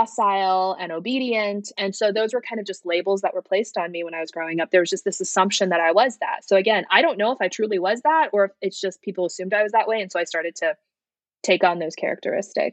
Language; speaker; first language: English; early bilingual, other home language; Chinese